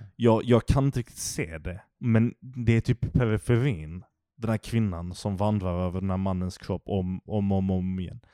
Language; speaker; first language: Swedish; early bilingual, other home language; Turkish